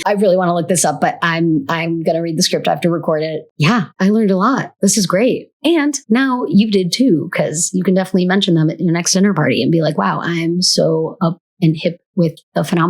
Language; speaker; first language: English; native; English